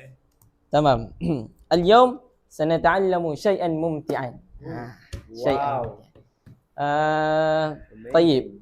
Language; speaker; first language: Arabic; non-native, learner; Malay